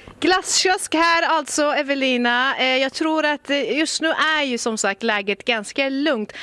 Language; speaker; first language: Swedish; early bilingual, other home language; Persian